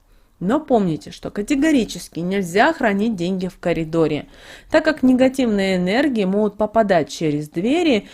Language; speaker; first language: Russian; native; Russian